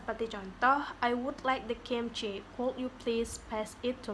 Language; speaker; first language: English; non-native, learner; Indonesian